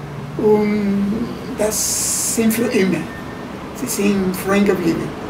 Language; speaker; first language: German; non-native, learner; Spanish